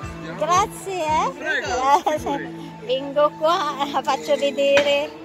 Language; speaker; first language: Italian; non-native, fluent; Filipino